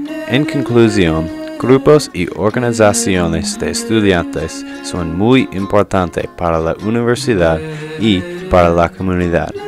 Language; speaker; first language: Spanish; non-native, learner; English